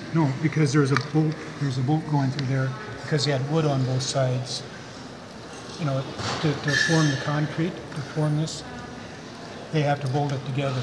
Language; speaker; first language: English; native; English